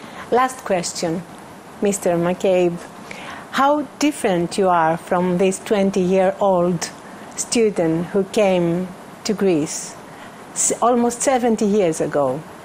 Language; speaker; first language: English; non-native, fluent; Greek